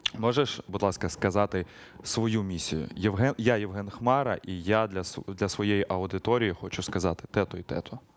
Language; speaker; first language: Ukrainian; native; Ukrainian